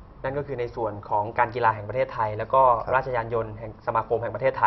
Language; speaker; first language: Thai; native; Thai